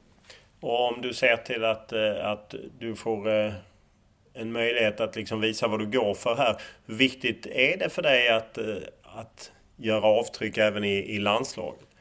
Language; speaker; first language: Swedish; native; Swedish